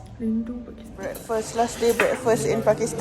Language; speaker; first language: English; non-native, learner; Malay